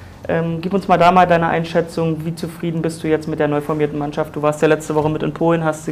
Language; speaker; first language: German; native; German